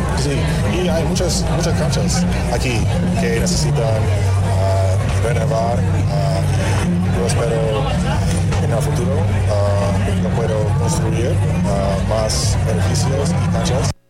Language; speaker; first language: Spanish; non-native, fluent; English